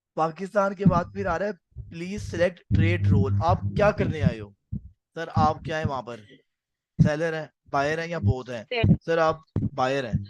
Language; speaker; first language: Urdu; non-native, local second language; Punjabi